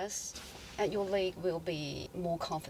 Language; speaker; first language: English; non-native, fluent; Chinese